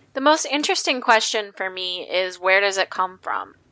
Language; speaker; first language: English; native; English